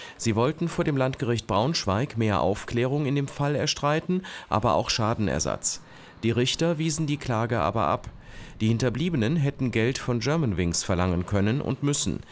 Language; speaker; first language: German; native; German